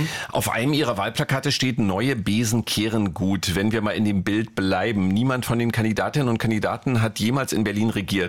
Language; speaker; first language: German; native; German